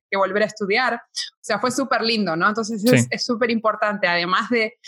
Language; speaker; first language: Spanish; native; Spanish